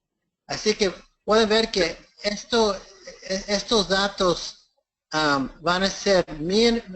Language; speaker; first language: Spanish; early bilingual, heritage; English